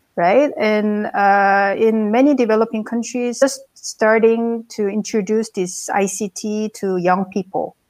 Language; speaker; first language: English; non-native, fluent; Korean